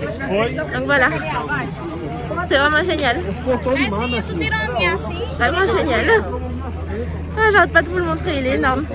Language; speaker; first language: French; native; French